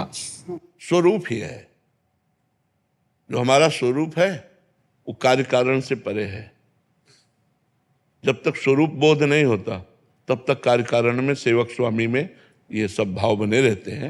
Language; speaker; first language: Hindi; native; Hindi